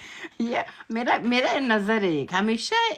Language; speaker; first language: Hindi; non-native, learner; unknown